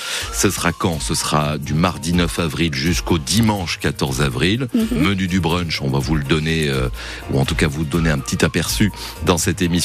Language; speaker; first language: French; native; French